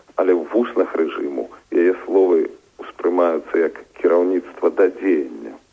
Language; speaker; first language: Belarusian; native; Belarusian